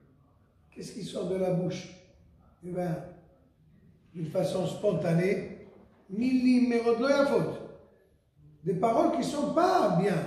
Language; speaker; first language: French; native; French